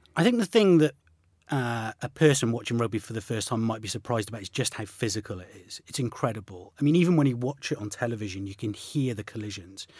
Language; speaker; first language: English; native; English